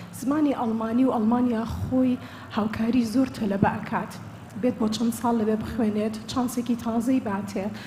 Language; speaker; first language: Central Kurdish; early bilingual, heritage; Central Kurdish